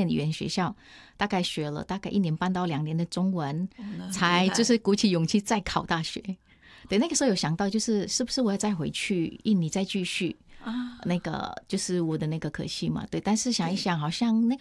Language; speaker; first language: Chinese; non-native, fluent; Hakka Chinese